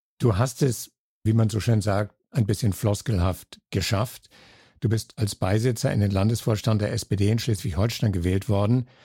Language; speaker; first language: German; native; German